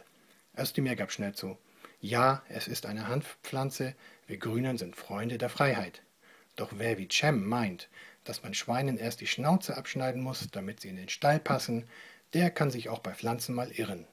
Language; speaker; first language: German; native; German